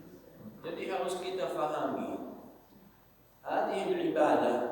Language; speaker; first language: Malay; non-native, learner; Arabic